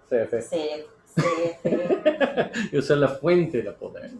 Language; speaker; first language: Spanish; non-native, learner; English